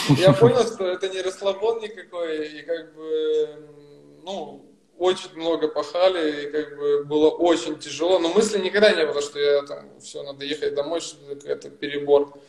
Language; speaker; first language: Russian; native; Russian